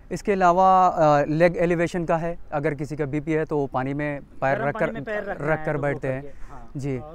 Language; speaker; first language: Hindi; non-native, local second language; Urdu